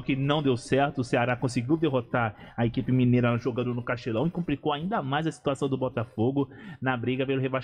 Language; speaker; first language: Portuguese; native; Portuguese